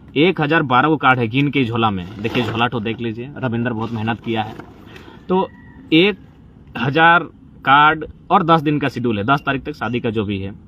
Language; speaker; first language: Hindi; non-native, local second language; Magahi